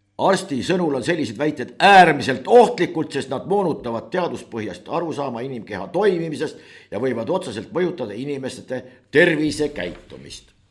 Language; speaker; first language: Estonian; native; Estonian